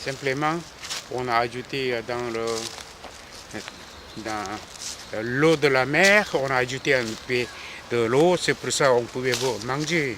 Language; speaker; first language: French; non-native, fluent; Korean